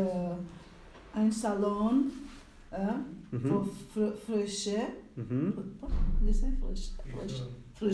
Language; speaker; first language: German; non-native, learner; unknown